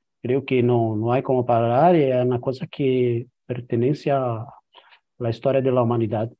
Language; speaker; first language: Spanish; non-native, learner; Portuguese